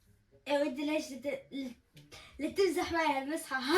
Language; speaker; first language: Arabic; native; Arabic